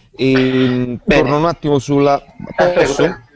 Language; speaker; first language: Italian; native; Italian